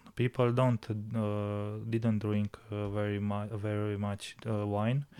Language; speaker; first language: English; non-native, learner; Romanian